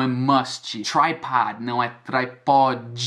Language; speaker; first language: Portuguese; non-native, fluent; English